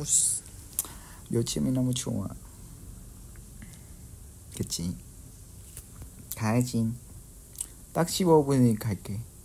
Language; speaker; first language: Korean; non-native, fluent; Vietnamese